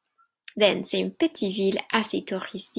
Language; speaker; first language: French; non-native, fluent; English